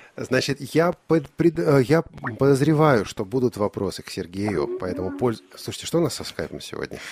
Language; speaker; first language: Russian; native; Russian